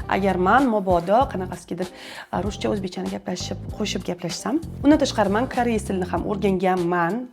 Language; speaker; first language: Uzbek; non-native, local second language; Russian